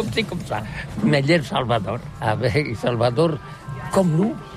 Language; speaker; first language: French; non-native, learner; Catalan